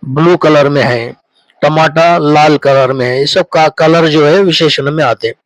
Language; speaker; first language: Hindi; non-native, local second language; Telugu